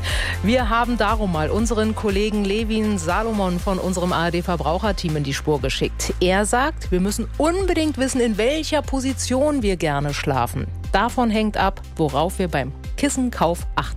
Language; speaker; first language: German; native; German